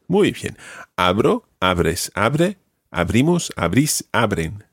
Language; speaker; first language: Spanish; non-native, fluent; English